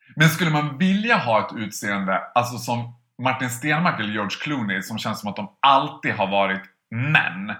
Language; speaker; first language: Swedish; native; Swedish